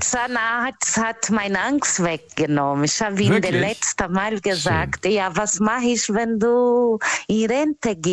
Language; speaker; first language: German; non-native, fluent; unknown